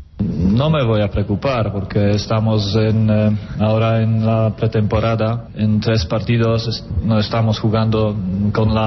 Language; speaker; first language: Spanish; non-native, learner; Polish